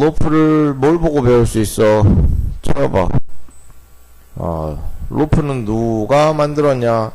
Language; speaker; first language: Korean; native; Korean